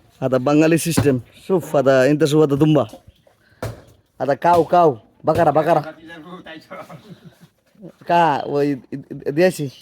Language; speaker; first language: Arabic; non-native, learner; Bangla